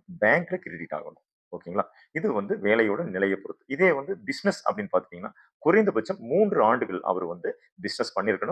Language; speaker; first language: Tamil; native; Tamil